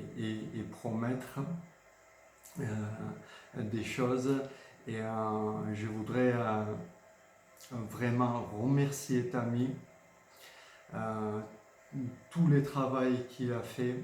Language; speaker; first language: French; non-native, fluent; Georgian